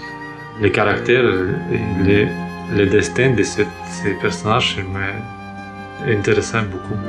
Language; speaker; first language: French; non-native, fluent; Russian